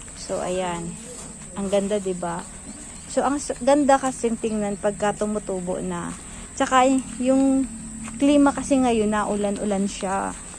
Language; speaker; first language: Filipino; non-native, local second language; Bikol